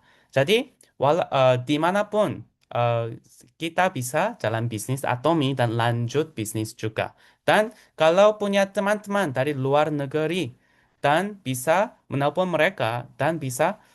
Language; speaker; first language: Indonesian; non-native, fluent; Korean